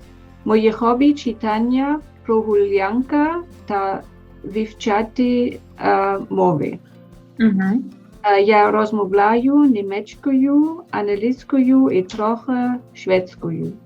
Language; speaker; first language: Ukrainian; non-native, learner; German